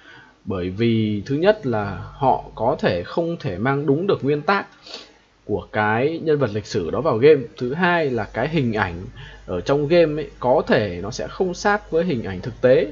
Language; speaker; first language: Vietnamese; native; Vietnamese